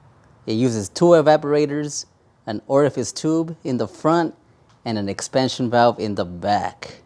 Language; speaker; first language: English; native; English